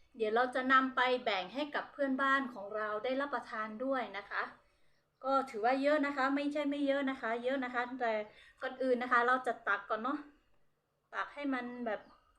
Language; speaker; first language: Thai; non-native, local second language; Hmong